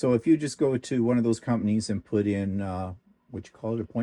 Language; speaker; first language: English; native; English